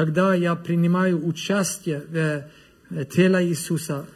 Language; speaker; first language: Russian; non-native, learner; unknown